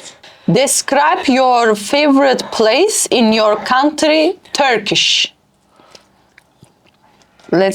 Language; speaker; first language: English; non-native, fluent; Turkish